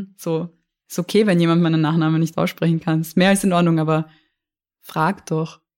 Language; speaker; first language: German; native; German